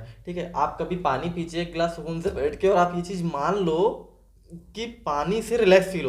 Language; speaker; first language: Hindi; native; Hindi